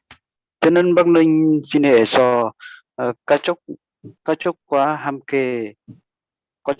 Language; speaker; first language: Korean; non-native, learner; Vietnamese